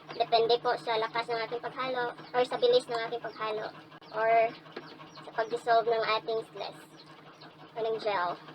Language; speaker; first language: Filipino; non-native, local second language; Cebuano